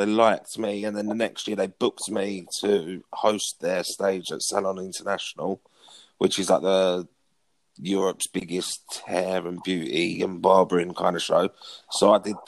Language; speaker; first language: English; native; English